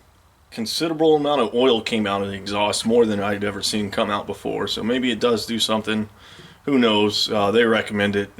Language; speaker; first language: English; native; English